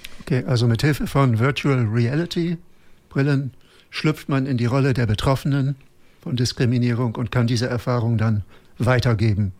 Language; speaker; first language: German; native; German